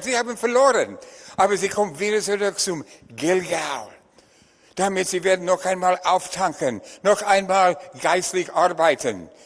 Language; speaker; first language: German; non-native, fluent; English